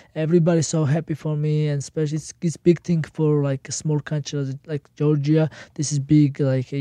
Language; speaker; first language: English; non-native, learner; Georgian